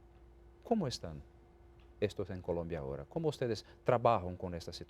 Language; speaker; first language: Spanish; non-native, fluent; Portuguese